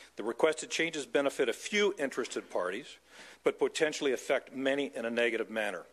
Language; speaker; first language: English; native; English